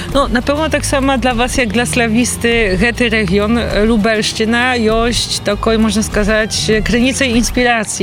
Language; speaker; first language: Polish; non-native, learner; Belarusian